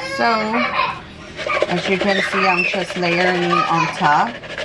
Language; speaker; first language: English; early bilingual, other home language; Spanish